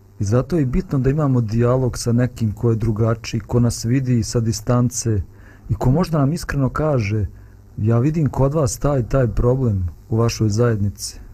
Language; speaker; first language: Bosnian; native; Bosnian